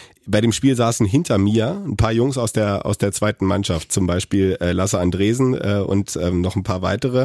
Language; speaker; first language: German; native; German